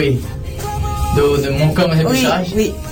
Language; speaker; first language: French; non-native, fluent; Portuguese